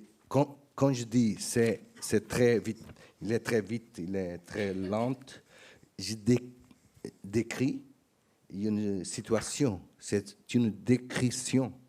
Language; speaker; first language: French; non-native, learner; Portuguese